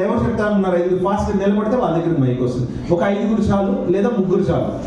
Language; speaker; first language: Telugu; native; Telugu